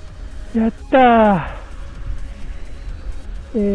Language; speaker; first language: Japanese; native; Japanese